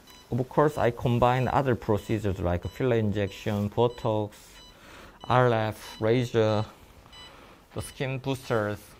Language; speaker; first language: English; non-native, fluent; Korean